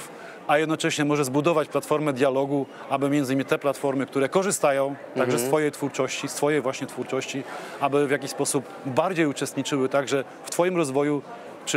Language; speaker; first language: Polish; native; Polish